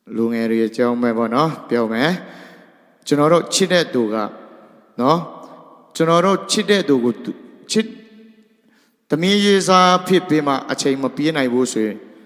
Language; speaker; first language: Burmese; non-native, local second language; Tedim Chin